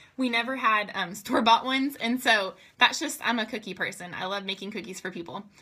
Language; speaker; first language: English; native; English